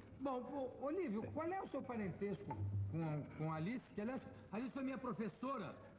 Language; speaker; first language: Portuguese; native; Portuguese